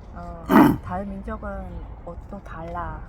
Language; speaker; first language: Korean; non-native, learner; Vietnamese